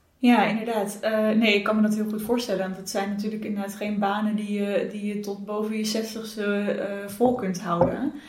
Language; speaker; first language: Dutch; native; Dutch